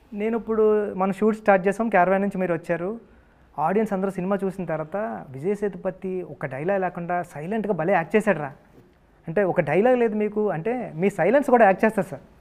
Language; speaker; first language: Telugu; native; Telugu